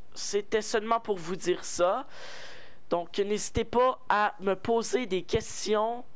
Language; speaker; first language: French; native; French